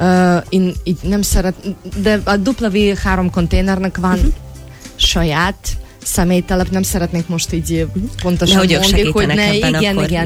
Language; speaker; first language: Hungarian; non-native, fluent; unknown